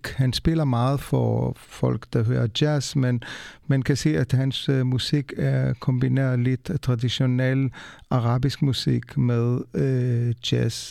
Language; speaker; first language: Danish; non-native, fluent; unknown